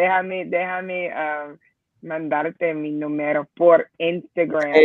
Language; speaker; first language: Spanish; non-native, learner; English